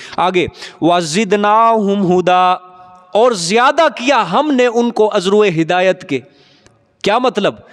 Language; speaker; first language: Urdu; non-native, local second language; Punjabi